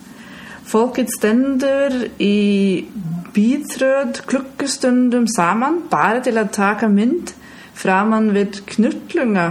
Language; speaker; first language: Icelandic; non-native, learner; German